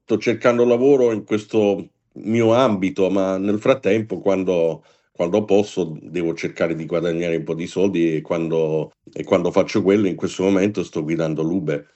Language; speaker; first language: Italian; non-native, fluent; English